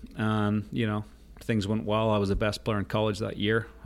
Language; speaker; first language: English; native; English